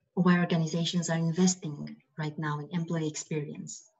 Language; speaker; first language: English; non-native, fluent; Romanian